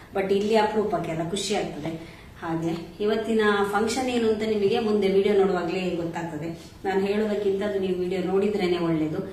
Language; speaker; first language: Kannada; native; Kannada